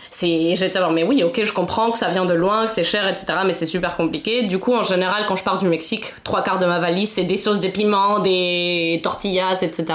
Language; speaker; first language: French; non-native, fluent; Spanish